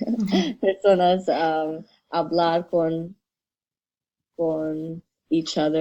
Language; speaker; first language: Spanish; non-native, learner; English